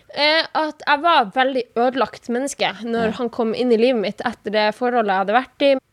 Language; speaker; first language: Norwegian; non-native, local second language; Northern Sami